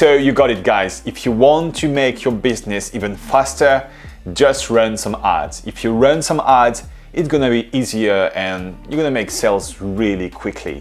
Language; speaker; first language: English; non-native, fluent; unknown